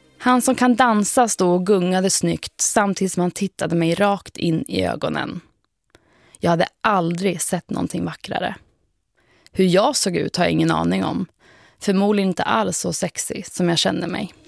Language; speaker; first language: Swedish; native; Swedish